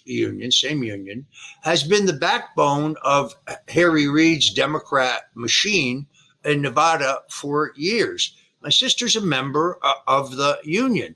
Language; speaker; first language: English; native; English